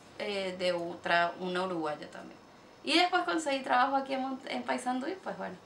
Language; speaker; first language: Spanish; native; Spanish